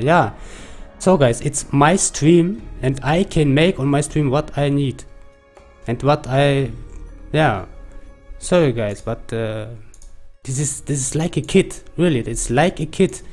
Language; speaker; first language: English; non-native, learner; German